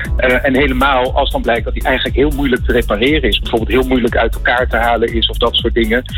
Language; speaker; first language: Dutch; native; Dutch